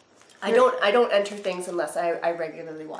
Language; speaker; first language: English; native; English